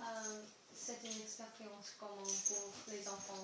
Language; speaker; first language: French; non-native, learner; English